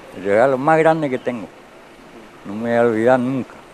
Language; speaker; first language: Spanish; native; Spanish